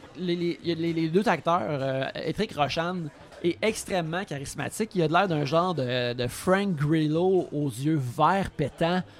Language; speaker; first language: French; native; French